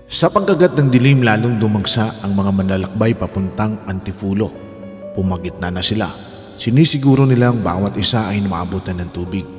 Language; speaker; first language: Filipino; native; Filipino